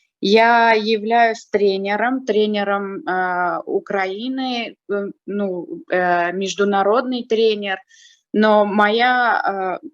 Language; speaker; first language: Russian; non-native, fluent; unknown